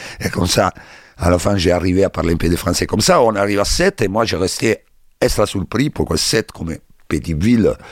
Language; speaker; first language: French; non-native, learner; Italian